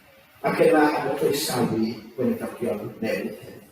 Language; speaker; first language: Welsh; native; Welsh